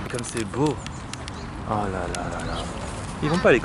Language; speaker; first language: French; native; French